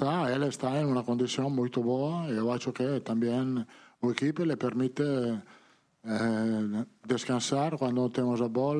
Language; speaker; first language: Portuguese; non-native, learner; Italian